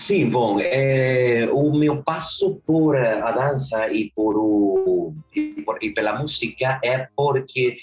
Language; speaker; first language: Portuguese; early bilingual, heritage; Spanish